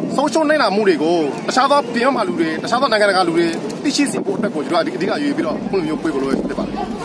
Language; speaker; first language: Burmese; native; Burmese